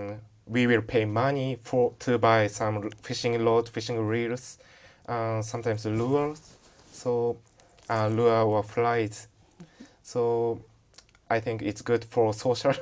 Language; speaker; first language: English; non-native, learner; Japanese